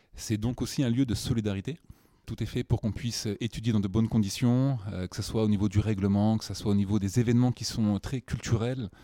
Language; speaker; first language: French; native; French